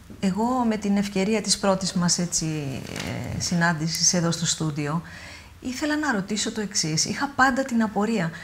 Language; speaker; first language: Greek; native; Greek